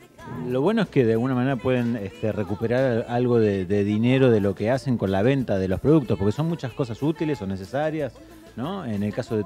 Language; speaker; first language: Spanish; native; Spanish